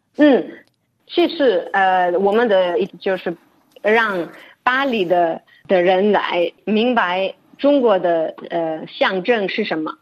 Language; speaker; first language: Chinese; non-native, fluent; French